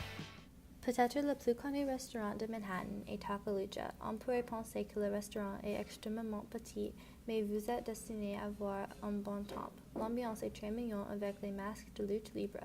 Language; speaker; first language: French; non-native, learner; English